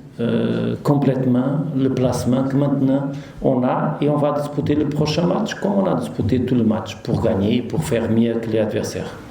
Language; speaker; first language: French; non-native, learner; Portuguese